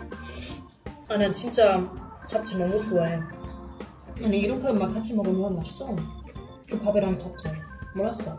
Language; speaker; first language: Korean; non-native, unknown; German